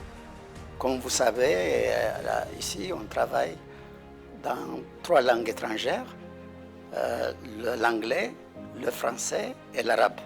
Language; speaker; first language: French; non-native, fluent; Amharic